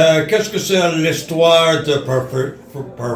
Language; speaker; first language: French; non-native, learner; English